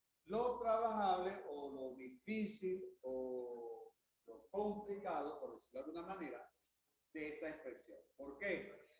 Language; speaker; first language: Spanish; native; Spanish